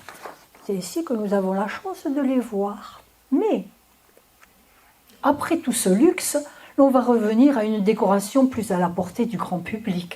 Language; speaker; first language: French; native; French